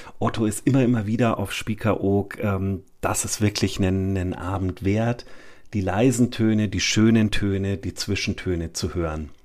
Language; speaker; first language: German; native; German